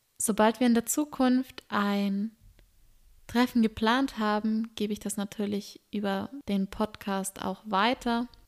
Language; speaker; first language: German; native; German